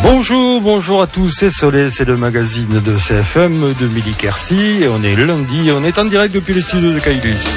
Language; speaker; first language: French; native; French